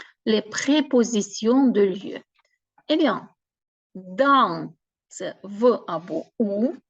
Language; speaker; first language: French; non-native, fluent; Ukrainian